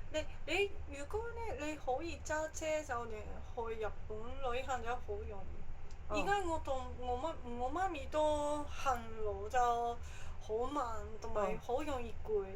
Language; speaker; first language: Cantonese; non-native, fluent; Japanese